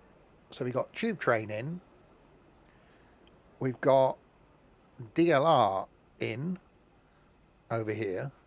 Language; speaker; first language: English; native; English